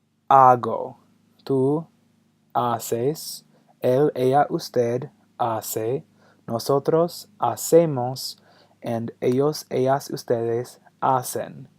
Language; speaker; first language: Spanish; non-native, fluent; English